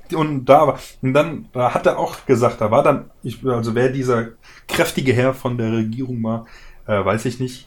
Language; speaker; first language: German; native; German